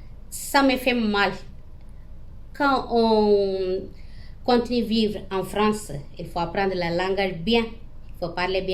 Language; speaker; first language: French; non-native, learner; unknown